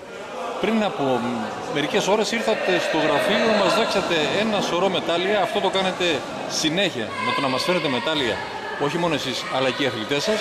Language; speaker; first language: Greek; native; Greek